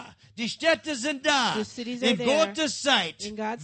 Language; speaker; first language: German; non-native, learner; English